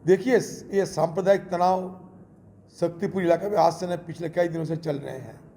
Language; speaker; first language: Hindi; non-native, local second language; Bangla